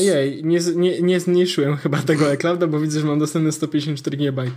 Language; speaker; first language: Polish; native; Polish